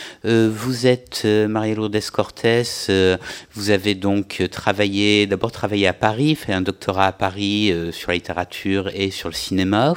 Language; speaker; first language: French; native; French